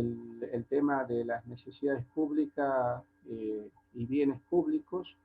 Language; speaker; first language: Spanish; native; Spanish